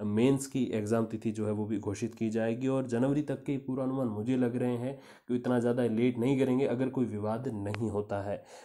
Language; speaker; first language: Hindi; native; Hindi